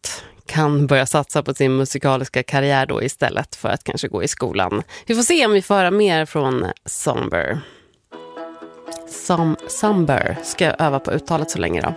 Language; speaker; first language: Swedish; native; Swedish